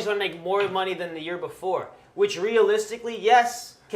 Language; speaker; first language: English; native; English